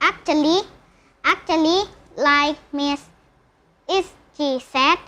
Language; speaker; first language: English; non-native, learner; Indonesian